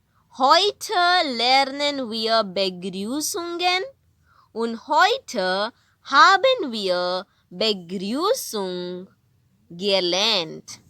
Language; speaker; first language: German; non-native, fluent; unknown